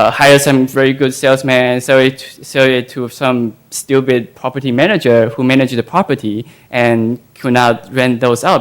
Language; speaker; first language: English; non-native, fluent; Chinese